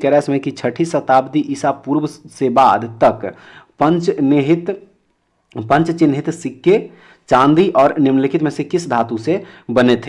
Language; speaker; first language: Hindi; native; Hindi